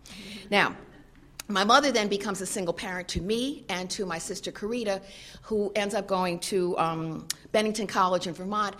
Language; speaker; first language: English; native; English